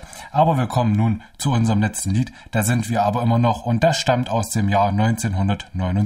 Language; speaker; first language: German; native; German